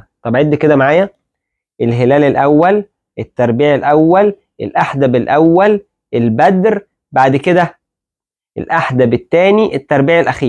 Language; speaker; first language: Arabic; native; Arabic